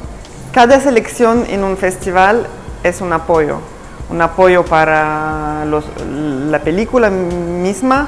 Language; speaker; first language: Spanish; non-native, fluent; Italian